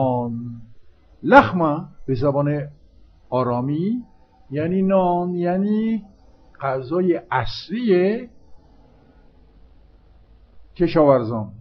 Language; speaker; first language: Persian; non-native, fluent; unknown